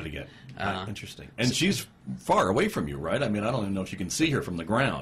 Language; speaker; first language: English; native; English